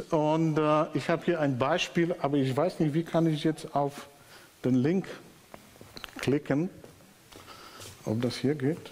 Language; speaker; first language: German; non-native, fluent; Polish